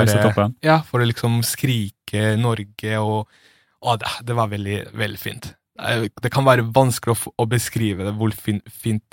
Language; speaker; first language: Norwegian; early bilingual, other home language; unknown